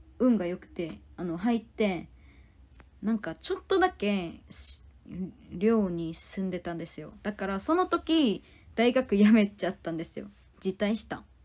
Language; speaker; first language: Japanese; non-native, fluent; Korean